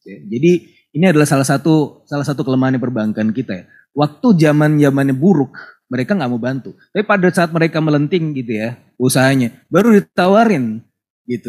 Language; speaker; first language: Indonesian; native; Indonesian